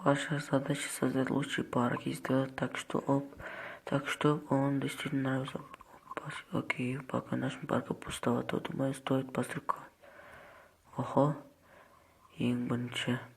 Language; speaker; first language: Russian; non-native, local second language; Kazakh